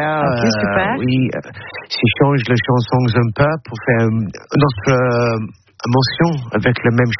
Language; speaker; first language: French; non-native, learner; English